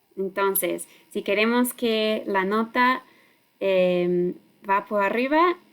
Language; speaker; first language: Spanish; non-native, learner; English